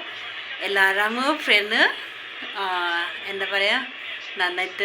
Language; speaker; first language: Malayalam; non-native, learner; Bodo